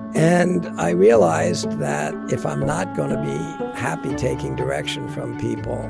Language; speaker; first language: English; native; English